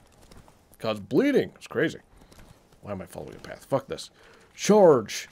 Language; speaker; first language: English; native; English